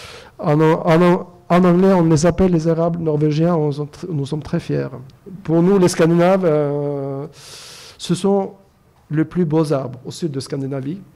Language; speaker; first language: French; non-native, fluent; Norwegian